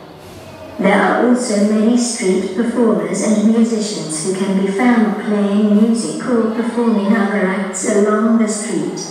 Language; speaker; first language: English; non-native, learner; Indonesian